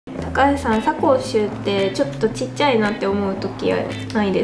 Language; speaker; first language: Japanese; native; Japanese